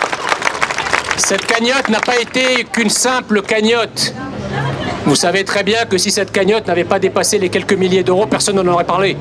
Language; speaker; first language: French; early bilingual, other home language; Arabic